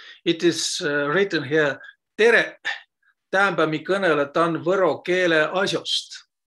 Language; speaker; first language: Estonian; non-native, local second language; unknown